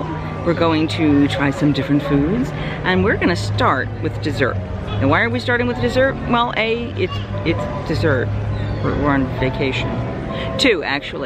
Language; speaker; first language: English; native; English